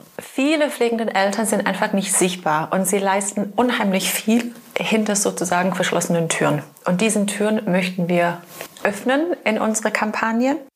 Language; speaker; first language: German; non-native, fluent; English